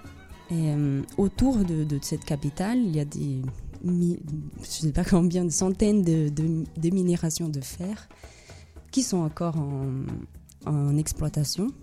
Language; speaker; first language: French; non-native, fluent; Portuguese